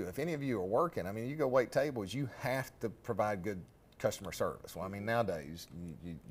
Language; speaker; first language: English; native; English